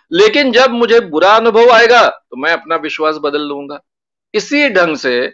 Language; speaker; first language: Hindi; non-native, local second language; Marathi